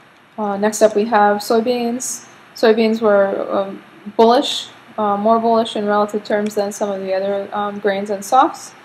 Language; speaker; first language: English; native; English